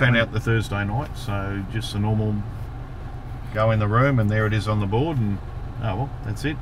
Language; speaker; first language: English; native; English